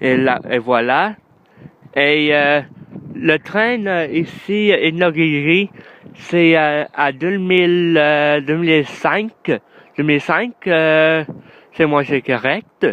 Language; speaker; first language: French; non-native, learner; English